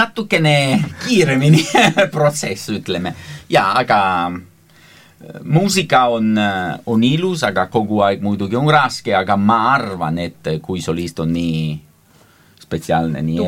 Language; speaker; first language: Estonian; non-native, learner; Italian